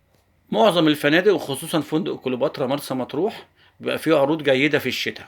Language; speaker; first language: Arabic; native; Arabic